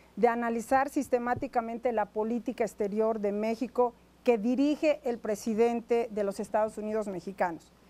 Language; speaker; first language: Spanish; native; Spanish